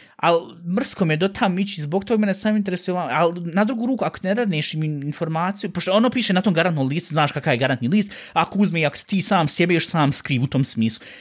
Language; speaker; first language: Bosnian; early bilingual, heritage; Bosnian